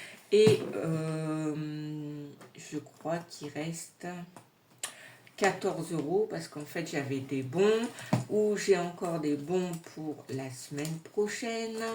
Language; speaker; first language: French; native; French